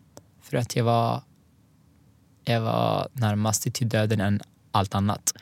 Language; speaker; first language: Swedish; non-native, learner; Arabic